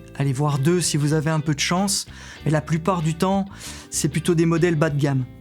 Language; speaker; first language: French; native; French